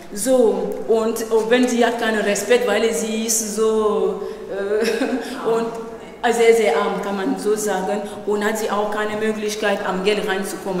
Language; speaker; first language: German; non-native, learner; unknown